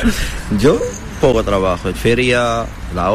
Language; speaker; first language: Spanish; non-native, learner; Arabic